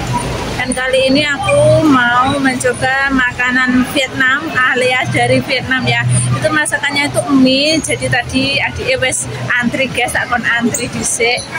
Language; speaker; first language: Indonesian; non-native, local second language; Javanese